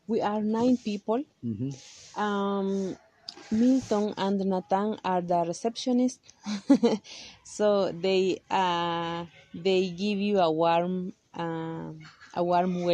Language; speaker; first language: English; non-native, learner; Kaqchikel